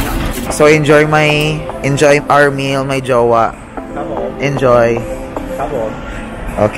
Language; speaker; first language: English; non-native, local second language; Filipino